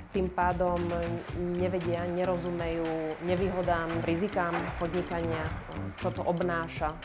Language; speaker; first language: Slovak; native; Slovak